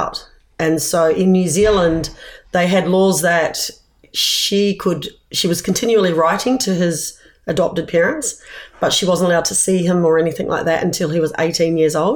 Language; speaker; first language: English; native; English